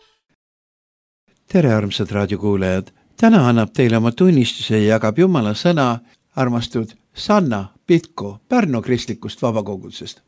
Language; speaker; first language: Estonian; native; Estonian